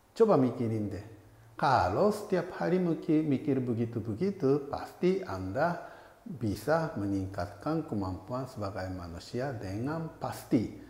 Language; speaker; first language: Indonesian; non-native, fluent; Japanese